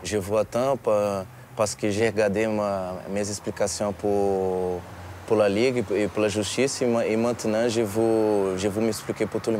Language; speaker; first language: French; non-native, learner; Portuguese